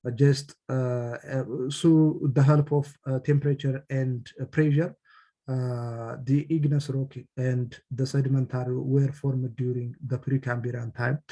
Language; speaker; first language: English; non-native, local second language; Amharic